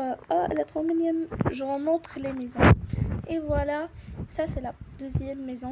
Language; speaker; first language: French; non-native, learner; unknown